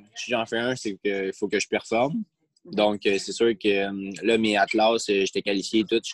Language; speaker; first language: French; native; French